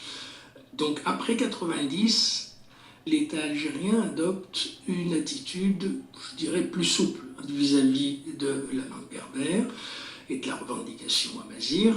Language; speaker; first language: French; non-native, local second language; Kabyle